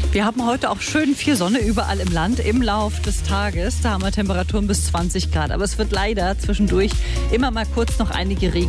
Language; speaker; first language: German; native; German